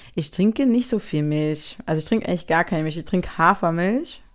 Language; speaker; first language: German; native; German